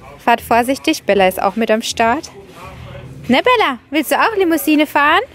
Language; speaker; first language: German; non-native, fluent; Italian